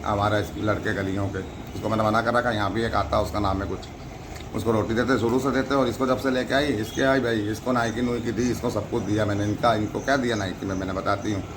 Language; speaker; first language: Hindi; native; Hindi